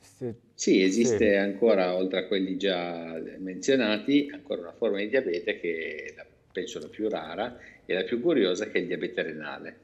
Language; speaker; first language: Italian; native; Italian